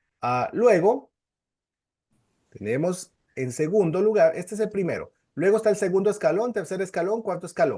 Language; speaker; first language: Spanish; native; Spanish